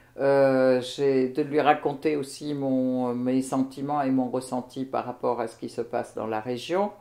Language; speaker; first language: French; non-native, fluent; Arabic